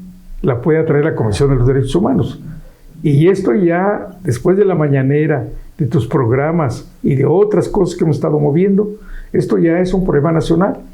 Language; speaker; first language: Spanish; native; Spanish